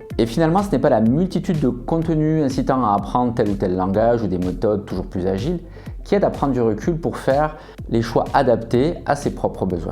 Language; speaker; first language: French; native; French